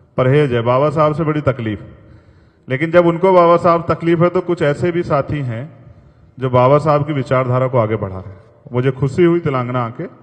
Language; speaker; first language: Hindi; native; Hindi